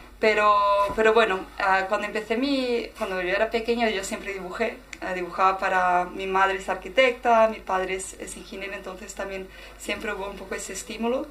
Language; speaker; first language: Spanish; non-native, fluent; Portuguese